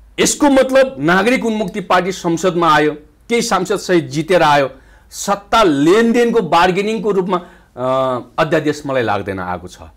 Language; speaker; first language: Nepali; non-native, local second language; Dangaura Tharu